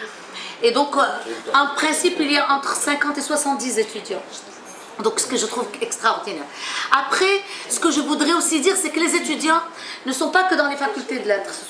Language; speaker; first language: French; non-native, local second language; Arabic